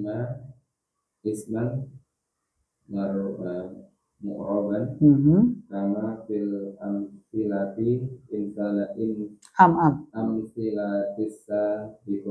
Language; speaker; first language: Arabic; non-native, learner; Indonesian